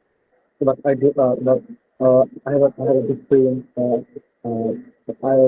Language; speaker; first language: English; non-native, learner; Bangla